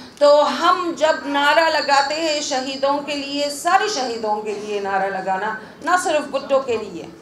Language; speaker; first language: Urdu; non-native, fluent; Arabic